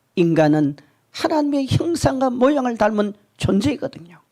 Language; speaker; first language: Korean; native; Korean